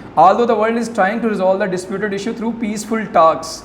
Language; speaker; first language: English; non-native, local second language; Urdu